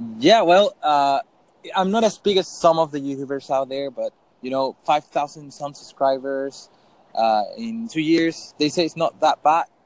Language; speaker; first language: English; non-native, fluent; Spanish